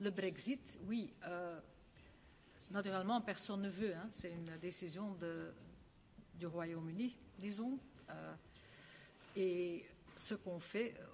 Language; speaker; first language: French; non-native, fluent; Dutch